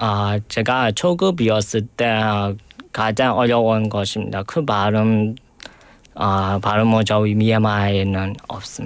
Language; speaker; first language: Korean; non-native, learner; Burmese